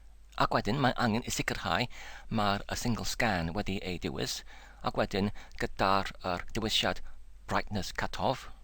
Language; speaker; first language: Welsh; non-native, learner; English